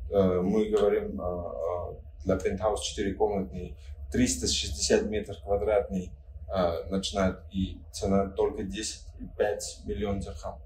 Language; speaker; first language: Russian; non-native, fluent; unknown